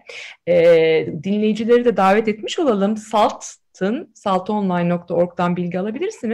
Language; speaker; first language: Turkish; native; Turkish